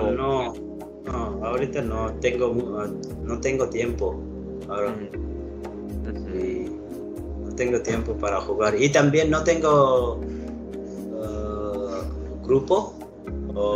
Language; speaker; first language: Spanish; non-native, learner; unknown